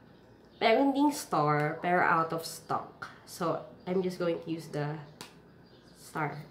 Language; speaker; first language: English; non-native, local second language; Filipino